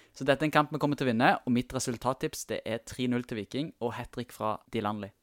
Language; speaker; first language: Norwegian; native; Norwegian